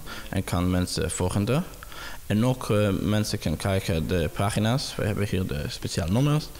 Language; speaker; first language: Dutch; non-native, learner; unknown